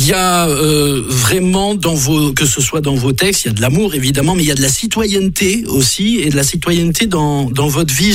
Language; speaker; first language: French; native; French